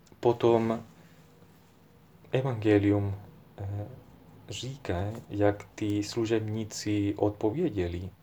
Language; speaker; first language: Czech; non-native, fluent; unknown